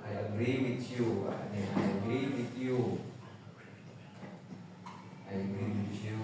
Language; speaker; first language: English; non-native, fluent; Indonesian